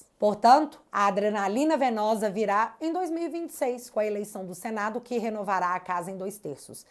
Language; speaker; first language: Portuguese; native; Portuguese